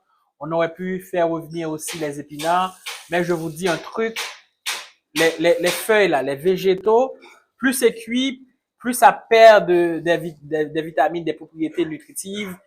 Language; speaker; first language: French; non-native, local second language; Haitian Creole